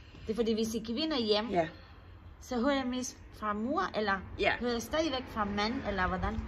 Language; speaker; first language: Danish; non-native, learner; Spanish